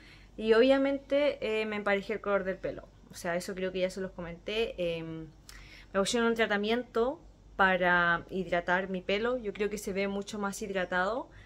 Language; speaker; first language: Spanish; native; Spanish